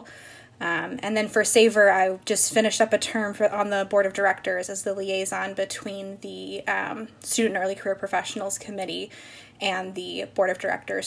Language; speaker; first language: English; native; English